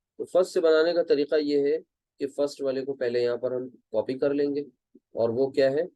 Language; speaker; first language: Urdu; native; Urdu